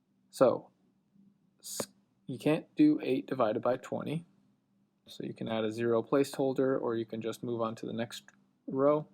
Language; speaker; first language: English; native; English